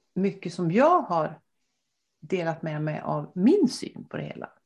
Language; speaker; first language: Swedish; native; Swedish